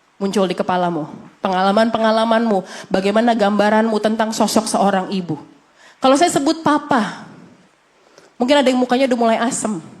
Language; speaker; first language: Indonesian; native; Indonesian